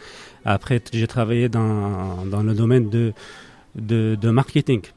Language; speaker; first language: French; non-native, learner; Arabic